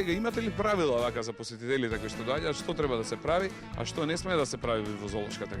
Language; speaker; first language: Macedonian; native; Macedonian